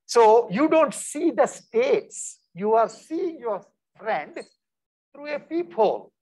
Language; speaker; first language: English; non-native, local second language; Telugu